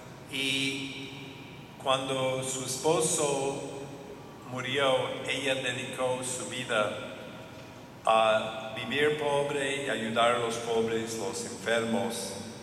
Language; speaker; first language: Spanish; non-native, fluent; English